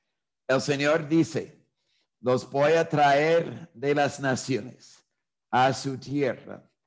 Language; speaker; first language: Spanish; non-native, fluent; English